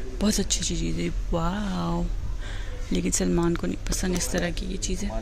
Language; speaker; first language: Urdu; native; Urdu